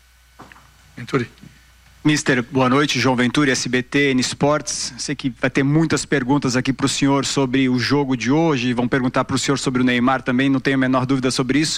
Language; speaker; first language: Portuguese; native; Portuguese